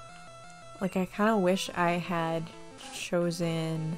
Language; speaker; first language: English; native; English